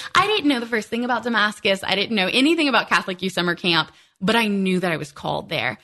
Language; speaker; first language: English; native; English